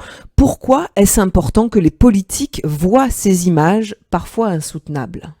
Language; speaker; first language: French; native; French